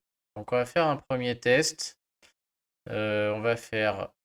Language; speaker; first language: French; native; French